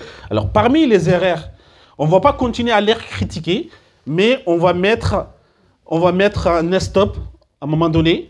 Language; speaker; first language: French; early bilingual, other home language; Soninke